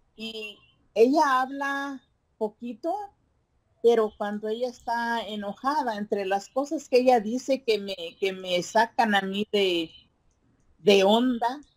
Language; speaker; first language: Spanish; native; Spanish